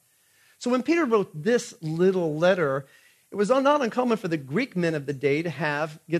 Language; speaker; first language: English; native; English